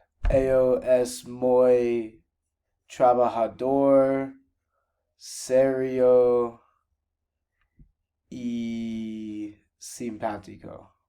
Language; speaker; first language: Spanish; non-native, learner; English